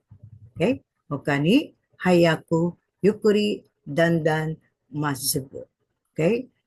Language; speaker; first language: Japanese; non-native, fluent; Filipino